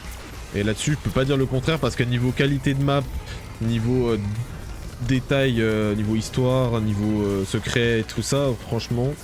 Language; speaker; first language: French; native; French